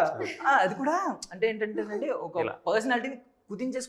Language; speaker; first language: Telugu; native; Telugu